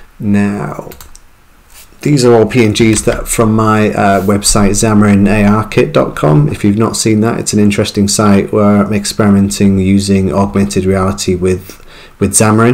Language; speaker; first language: English; native; English